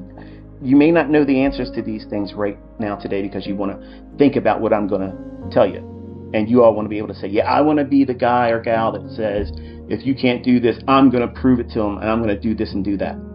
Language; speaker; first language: English; native; English